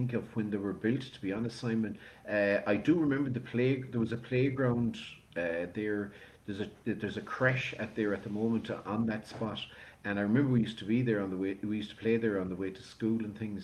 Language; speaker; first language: English; native; English